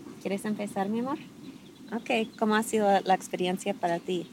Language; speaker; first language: Spanish; non-native, fluent; English